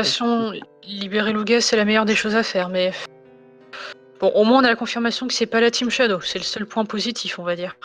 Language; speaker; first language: French; native; French